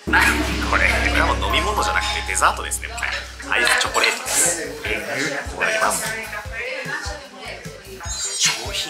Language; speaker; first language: Japanese; native; Japanese